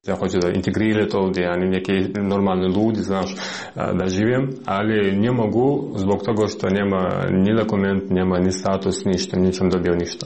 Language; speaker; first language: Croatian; non-native, learner; Chechen